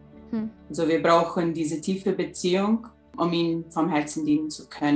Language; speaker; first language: German; early bilingual, heritage; German